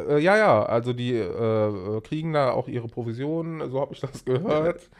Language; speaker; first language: German; early bilingual, other home language; Arabic